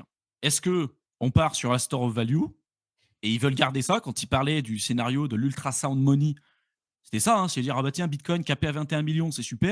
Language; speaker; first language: French; native; French